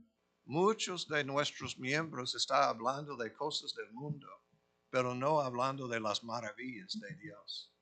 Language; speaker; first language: Spanish; non-native, fluent; English